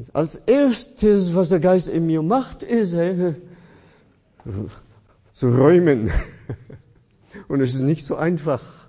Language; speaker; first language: German; non-native, fluent; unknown